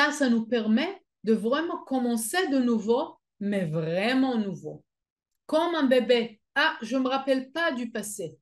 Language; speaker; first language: French; non-native, fluent; Hebrew